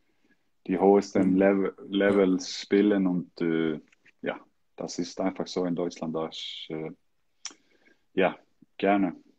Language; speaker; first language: German; non-native, learner; Icelandic